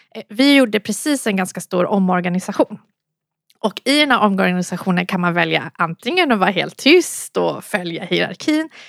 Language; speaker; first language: Swedish; native; Swedish